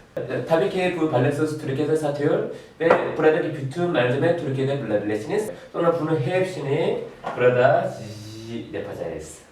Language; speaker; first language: Turkish; non-native, fluent; Korean